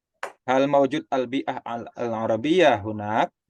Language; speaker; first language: Arabic; non-native, fluent; Indonesian